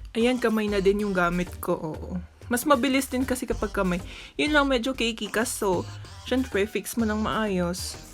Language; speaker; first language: Filipino; non-native, local second language; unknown